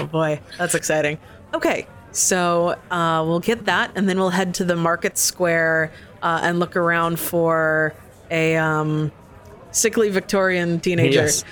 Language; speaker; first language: English; native; English